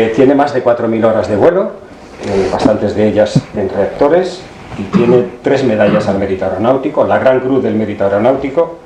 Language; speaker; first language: Spanish; native; Spanish